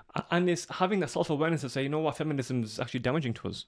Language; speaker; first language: English; native; English